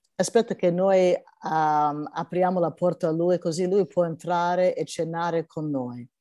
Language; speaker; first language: Italian; non-native, fluent; English